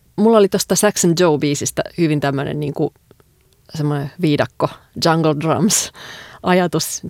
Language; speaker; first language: Finnish; native; Finnish